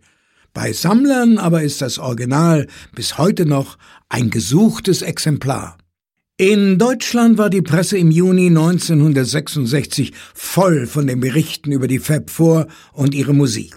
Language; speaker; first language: German; native; German